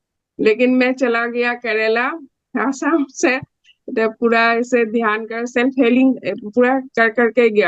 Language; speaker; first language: Hindi; non-native, local second language; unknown